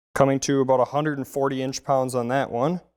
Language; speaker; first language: English; native; English